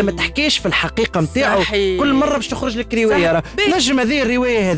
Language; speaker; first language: Arabic; native; Arabic